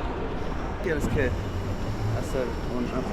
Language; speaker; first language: Spanish; non-native, fluent; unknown